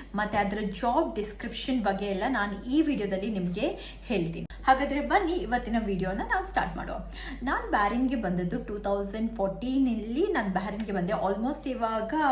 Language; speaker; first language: Kannada; non-native, local second language; Tulu